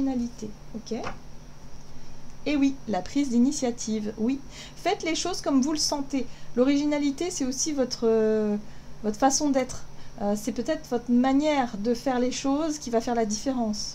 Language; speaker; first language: French; native; French